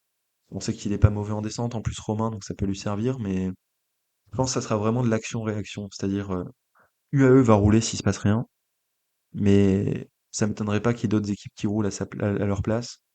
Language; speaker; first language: French; native; French